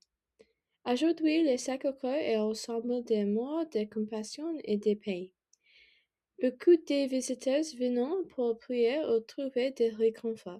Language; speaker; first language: French; non-native, learner; English